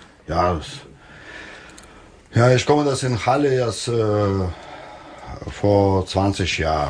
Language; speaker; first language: German; non-native, learner; Russian